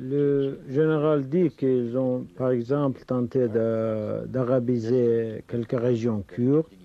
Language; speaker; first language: French; non-native, fluent; Kurdish